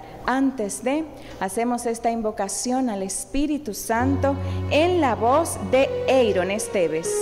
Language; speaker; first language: Spanish; native; Spanish